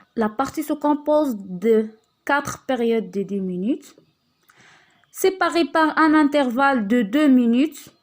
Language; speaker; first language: French; non-native, local second language; Arabic